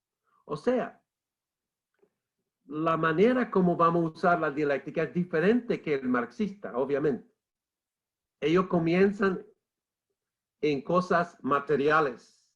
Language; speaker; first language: Spanish; non-native, fluent; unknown